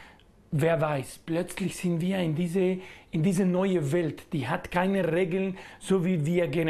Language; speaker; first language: German; non-native, learner; Spanish